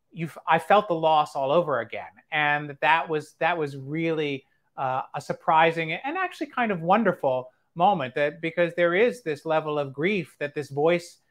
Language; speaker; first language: English; native; English